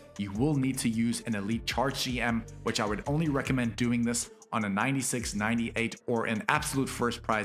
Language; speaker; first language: English; native; English